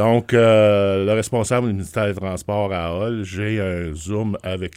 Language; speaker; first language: French; native; French